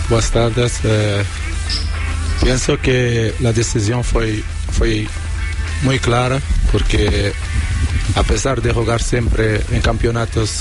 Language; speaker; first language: Spanish; non-native, learner; Kabuverdianu